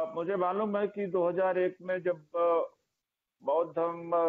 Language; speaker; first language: Hindi; native; Hindi